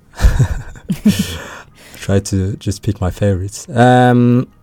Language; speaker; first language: English; early bilingual, heritage; Tamil